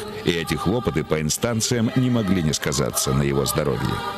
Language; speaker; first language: Russian; native; Russian